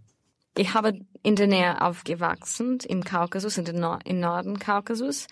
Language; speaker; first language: German; non-native, fluent; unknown